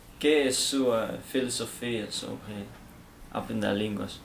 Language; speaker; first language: Portuguese; non-native, learner; Dutch